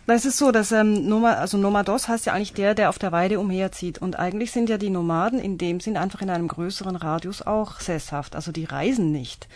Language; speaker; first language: German; native; German